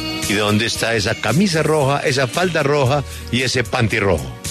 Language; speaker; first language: Spanish; native; Spanish